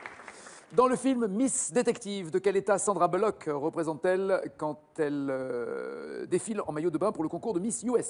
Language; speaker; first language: French; native; French